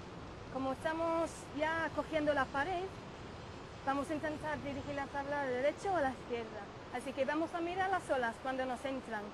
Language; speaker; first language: Spanish; non-native, fluent; English